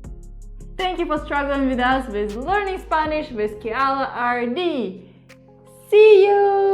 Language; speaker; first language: English; non-native, fluent; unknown